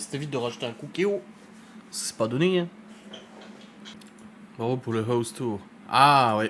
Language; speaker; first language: French; native; French